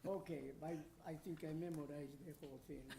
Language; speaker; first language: English; non-native, fluent; Spanish